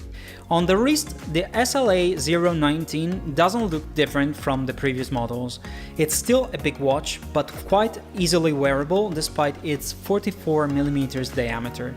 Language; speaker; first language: English; non-native, fluent; Italian